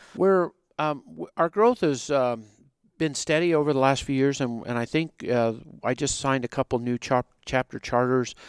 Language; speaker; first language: English; native; English